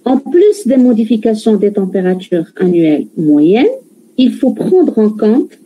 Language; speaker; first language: French; non-native, local second language; Arabic